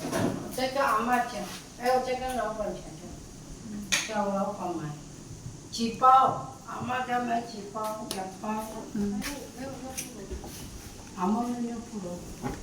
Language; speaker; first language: Chinese; non-native, learner; Filipino